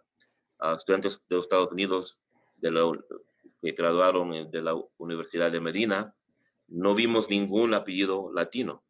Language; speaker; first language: Spanish; early bilingual, heritage; English